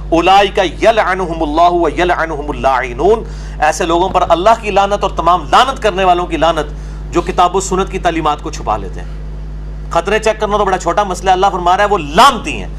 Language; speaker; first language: Urdu; non-native, local second language; Punjabi